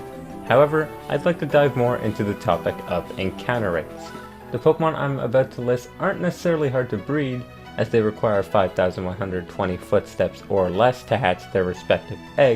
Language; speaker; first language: English; native; English